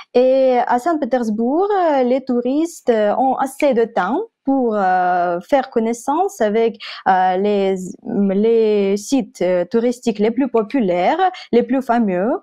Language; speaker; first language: French; non-native, fluent; Russian